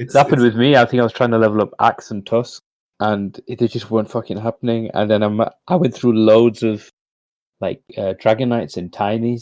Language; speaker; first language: English; native; English